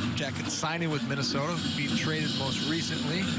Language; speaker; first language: English; native; English